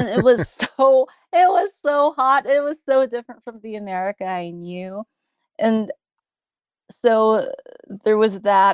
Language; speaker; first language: English; non-native, local second language; Filipino